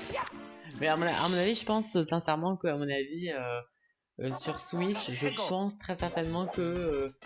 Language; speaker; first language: French; native; French